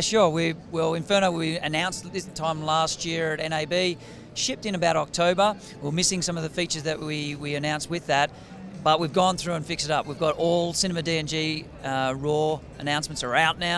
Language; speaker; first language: English; native; English